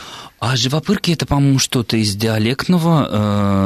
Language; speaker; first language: Russian; native; Russian